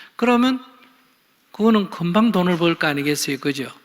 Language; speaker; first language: Korean; native; Korean